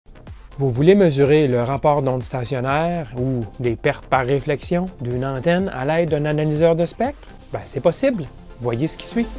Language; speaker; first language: French; native; French